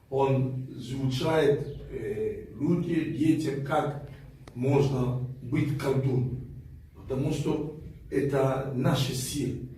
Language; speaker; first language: Russian; non-native, fluent; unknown